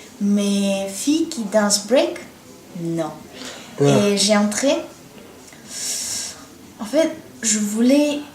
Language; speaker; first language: French; non-native, learner; Bulgarian